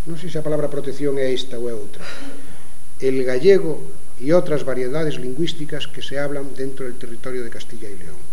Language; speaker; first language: Spanish; non-native, local second language; Galician